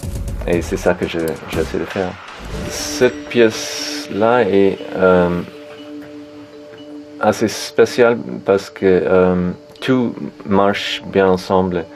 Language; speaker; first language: French; non-native, fluent; English